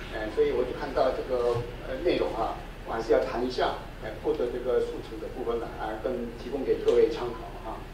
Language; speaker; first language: Chinese; non-native, fluent; Korean